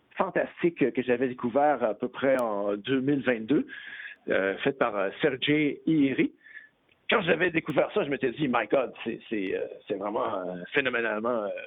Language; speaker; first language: French; native; French